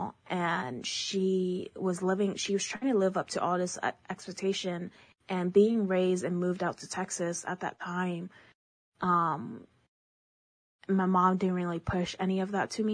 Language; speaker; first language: English; early bilingual, other home language; Chinese